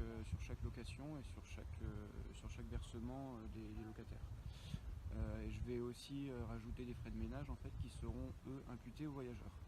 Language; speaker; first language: French; native; French